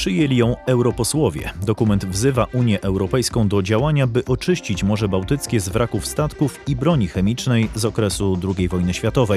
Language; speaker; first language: Polish; native; Polish